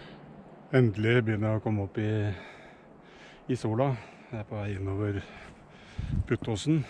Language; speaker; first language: Norwegian; native; Norwegian